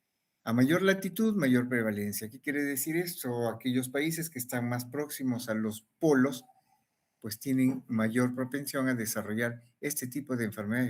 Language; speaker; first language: Spanish; native; Spanish